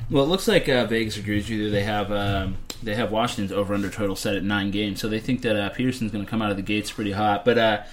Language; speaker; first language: English; native; English